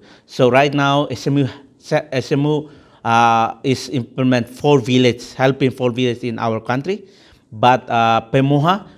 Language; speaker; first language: English; non-native, fluent; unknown